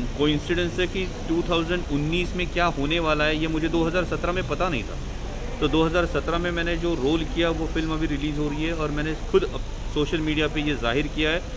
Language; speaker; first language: Hindi; non-native, local second language; Marathi